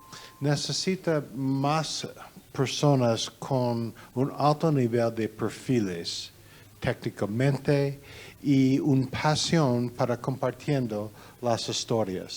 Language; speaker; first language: Spanish; non-native, learner; English